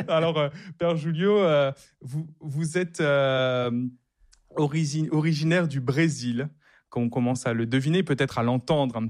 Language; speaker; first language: French; native; French